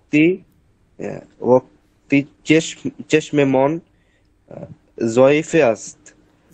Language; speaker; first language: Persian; non-native, learner; Bangla